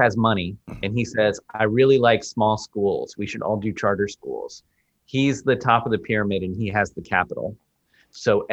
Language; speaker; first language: English; early bilingual, other home language; Spanish